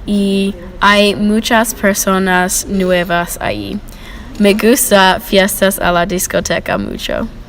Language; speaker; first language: Spanish; non-native, learner; English